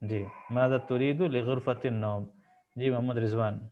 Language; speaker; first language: Arabic; non-native, fluent; Urdu